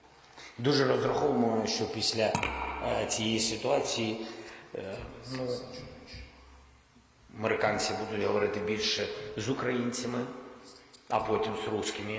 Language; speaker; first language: Ukrainian; non-native, local second language; Russian